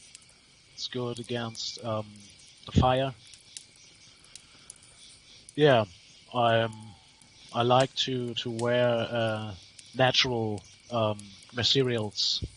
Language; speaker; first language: English; non-native, learner; German